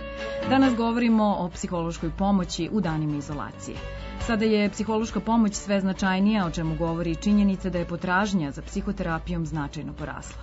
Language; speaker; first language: Serbian; native; Serbian